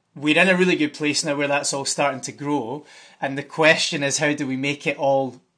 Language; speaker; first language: English; native; English